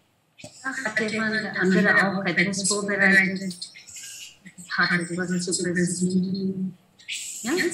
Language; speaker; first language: German; non-native, learner; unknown